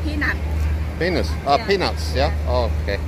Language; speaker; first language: English; native; English